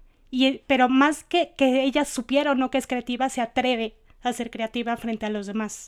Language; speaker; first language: Spanish; native; Spanish